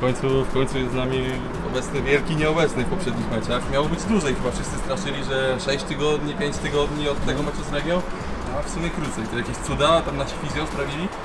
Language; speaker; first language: Polish; native; Polish